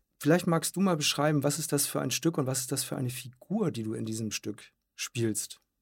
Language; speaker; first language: German; native; German